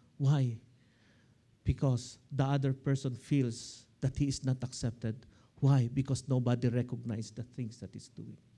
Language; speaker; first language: English; non-native, local second language; Filipino